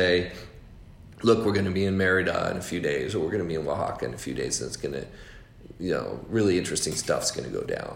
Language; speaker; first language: English; native; English